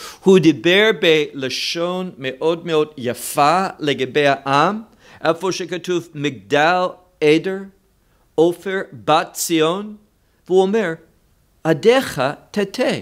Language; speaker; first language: Hebrew; non-native, fluent; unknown